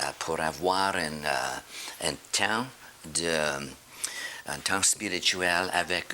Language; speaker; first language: French; non-native, fluent; English